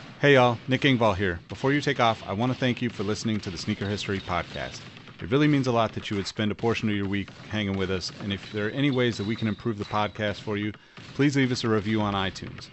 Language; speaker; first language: English; native; English